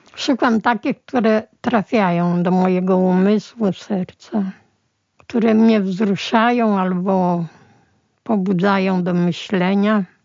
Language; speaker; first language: Polish; early bilingual, other home language; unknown